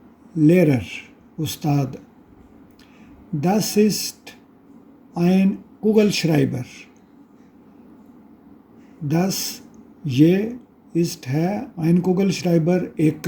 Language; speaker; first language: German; non-native, fluent; Urdu